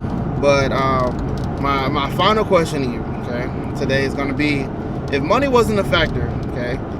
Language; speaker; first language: English; native; English